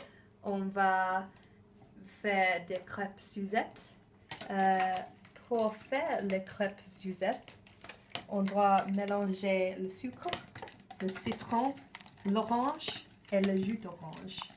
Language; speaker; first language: French; non-native, learner; English